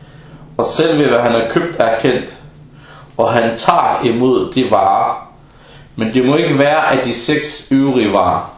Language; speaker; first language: Danish; non-native, fluent; Arabic